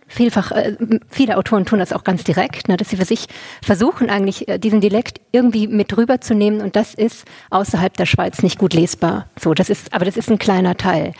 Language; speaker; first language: German; native; German